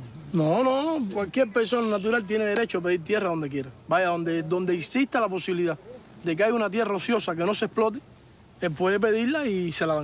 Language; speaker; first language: Spanish; native; Spanish